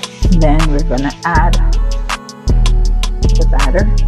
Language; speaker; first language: English; native; English